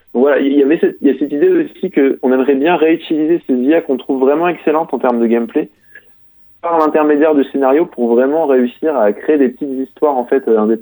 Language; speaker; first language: French; native; French